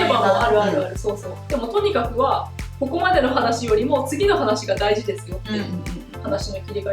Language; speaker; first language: Japanese; native; Japanese